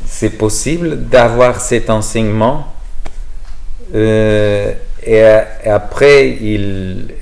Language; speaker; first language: French; non-native, learner; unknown